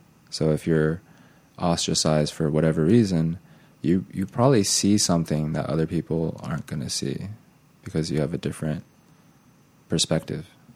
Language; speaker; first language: English; native; English